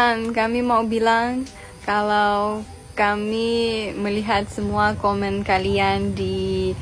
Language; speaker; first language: Indonesian; non-native, learner; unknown